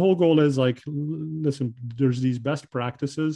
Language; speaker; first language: English; non-native, fluent; Dutch